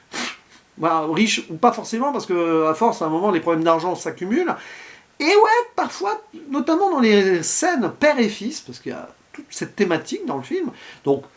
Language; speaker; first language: French; native; French